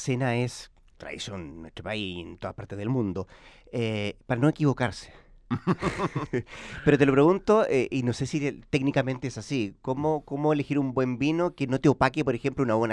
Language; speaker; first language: Spanish; native; Spanish